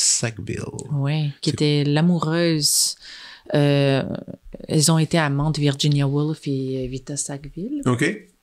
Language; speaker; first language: French; native; French